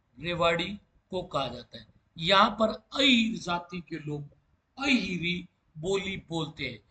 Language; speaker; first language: Hindi; native; Hindi